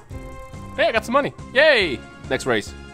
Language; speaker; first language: English; native; English